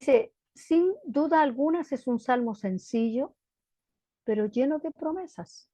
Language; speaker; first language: Spanish; native; Spanish